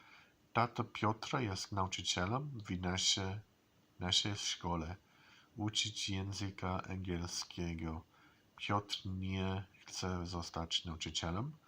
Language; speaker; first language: Polish; non-native, learner; English